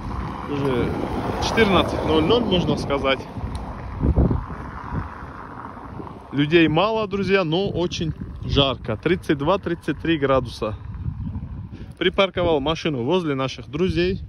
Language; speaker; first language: Russian; non-native, local second language; Turkish